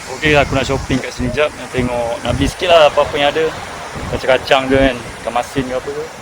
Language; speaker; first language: Malay; native; Malay